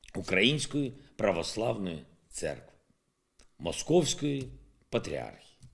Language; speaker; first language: Ukrainian; non-native, local second language; Russian